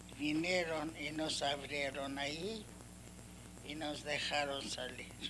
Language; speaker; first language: Spanish; non-native, learner; Hungarian